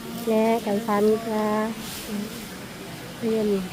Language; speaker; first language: Korean; non-native, learner; Filipino